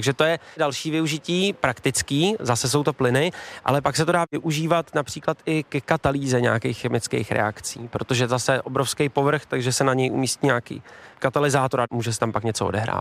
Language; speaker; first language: Czech; native; Czech